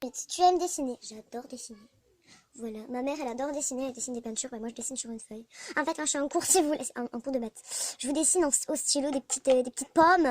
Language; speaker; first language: French; native; French